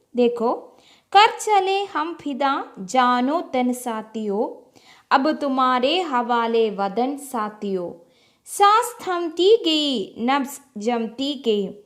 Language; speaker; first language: Hindi; non-native, local second language; Malayalam